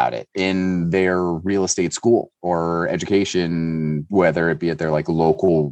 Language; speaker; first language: English; native; English